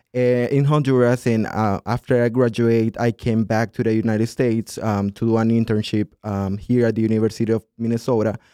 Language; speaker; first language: English; non-native, fluent; Spanish